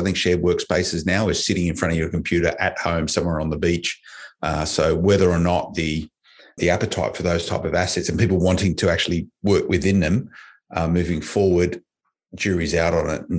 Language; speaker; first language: English; native; English